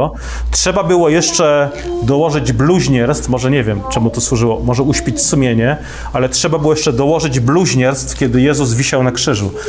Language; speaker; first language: Polish; native; Polish